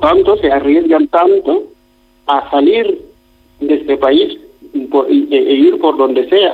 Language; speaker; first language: Spanish; non-native, fluent; Wolof